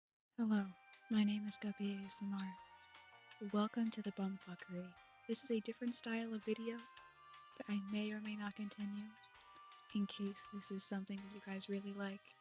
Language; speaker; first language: English; native; English